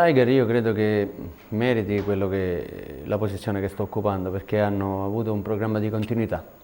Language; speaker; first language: Italian; native; Italian